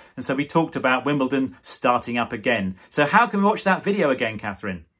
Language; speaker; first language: English; native; English